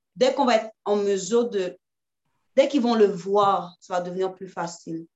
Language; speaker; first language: French; early bilingual, other home language; Haitian Creole